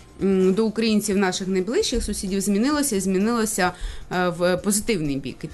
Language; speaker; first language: Ukrainian; native; Ukrainian